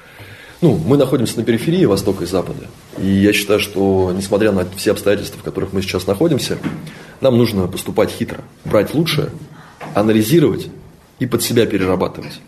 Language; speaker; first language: Russian; native; Russian